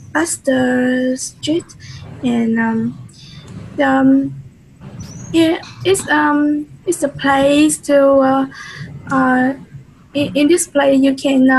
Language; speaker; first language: English; non-native, learner; Vietnamese